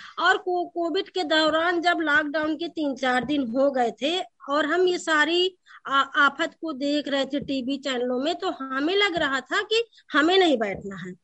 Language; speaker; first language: Hindi; native; Hindi